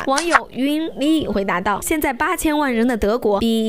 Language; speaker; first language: Chinese; native; Chinese